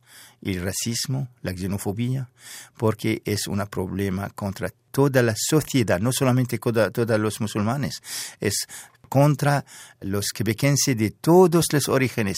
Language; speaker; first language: Spanish; non-native, fluent; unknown